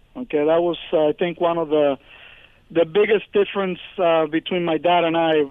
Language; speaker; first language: English; early bilingual, other home language; Spanish